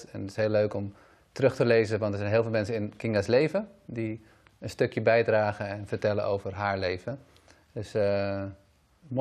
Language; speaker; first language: Dutch; native; Dutch